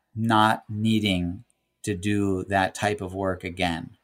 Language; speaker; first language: English; native; English